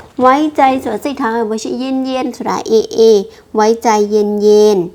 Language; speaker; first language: Thai; non-native, fluent; Burmese